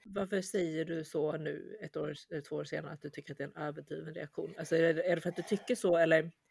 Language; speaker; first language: Swedish; early bilingual, other home language; Chinese